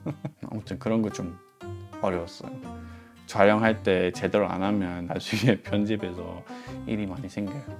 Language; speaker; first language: Korean; non-native, fluent; English